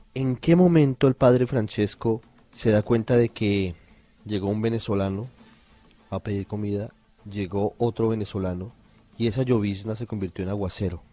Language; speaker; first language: Spanish; native; Spanish